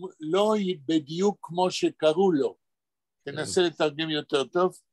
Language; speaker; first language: Hebrew; non-native, fluent; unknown